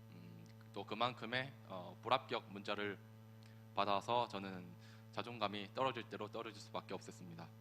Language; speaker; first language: Korean; native; Korean